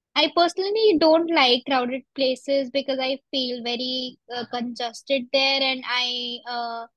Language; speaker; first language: English; non-native, local second language; Punjabi